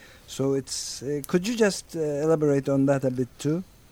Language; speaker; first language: English; non-native, fluent; Turkish